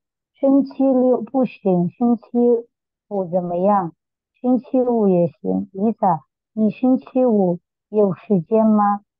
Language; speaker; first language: Chinese; non-native, learner; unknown